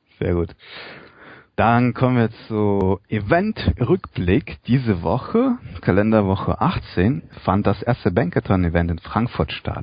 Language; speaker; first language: German; native; German